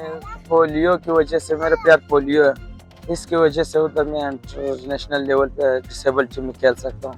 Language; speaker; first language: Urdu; early bilingual, other home language; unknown